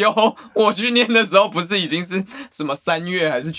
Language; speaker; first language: Chinese; native; Chinese